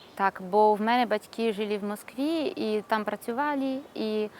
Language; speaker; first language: Ukrainian; non-native, learner; Italian